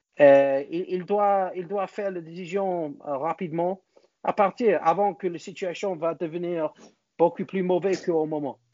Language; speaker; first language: French; non-native, learner; English